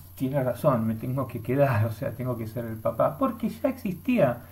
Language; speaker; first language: Spanish; early bilingual, heritage; Spanish